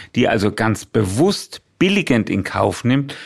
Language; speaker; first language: German; native; German